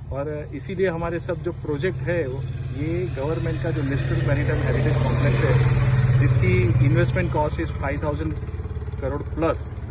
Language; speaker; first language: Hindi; non-native, local second language; Gujarati